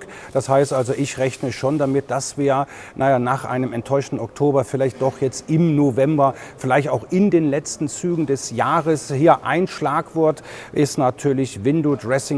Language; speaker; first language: German; native; German